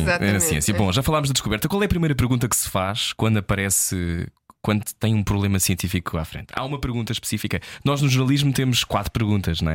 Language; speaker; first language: Portuguese; native; Portuguese